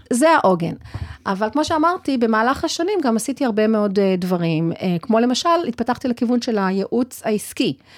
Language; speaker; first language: Hebrew; early bilingual, other home language; English